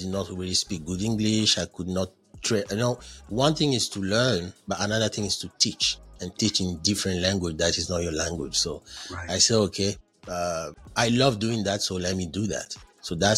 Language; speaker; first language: English; non-native, fluent; French